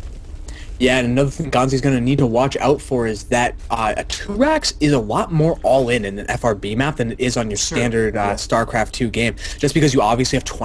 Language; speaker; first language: English; native; English